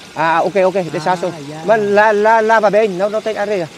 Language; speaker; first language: Portuguese; non-native, learner; Vietnamese